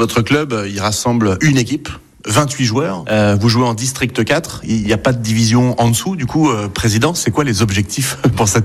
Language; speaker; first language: French; native; French